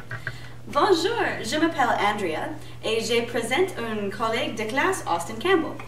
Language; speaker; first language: French; non-native, learner; English